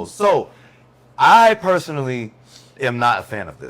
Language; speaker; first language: English; native; English